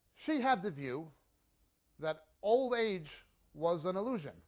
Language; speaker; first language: English; native; English